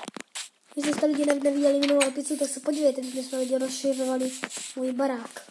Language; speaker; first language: Czech; non-native, learner; Slovak